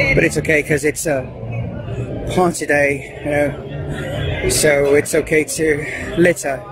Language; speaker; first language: English; non-native, fluent; Portuguese